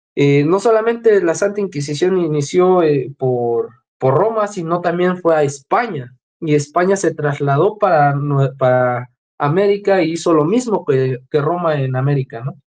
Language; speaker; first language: Spanish; native; Spanish